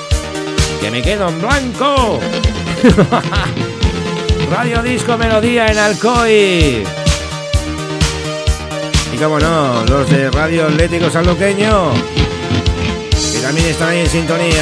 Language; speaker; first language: Spanish; native; Spanish